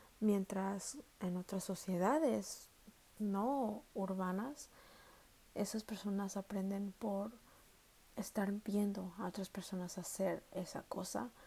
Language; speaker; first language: Spanish; early bilingual, heritage; Spanish